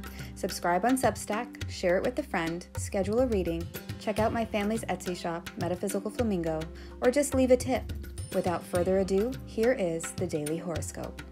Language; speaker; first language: English; native; English